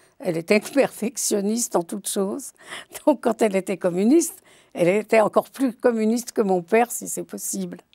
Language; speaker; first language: French; early bilingual, other home language; Yiddish